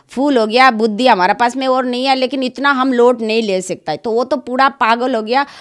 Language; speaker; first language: Hindi; non-native, local second language; Bangla